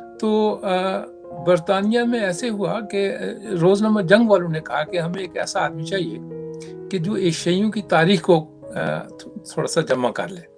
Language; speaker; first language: Urdu; non-native, local second language; Punjabi